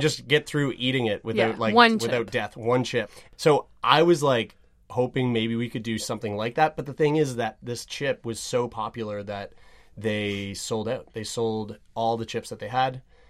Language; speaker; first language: English; native; English